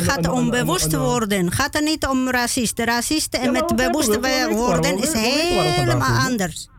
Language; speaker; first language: Dutch; non-native, learner; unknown